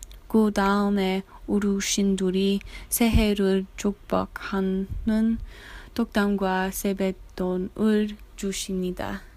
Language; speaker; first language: Korean; non-native, learner; English